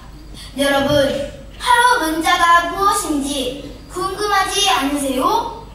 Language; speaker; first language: Korean; native; Korean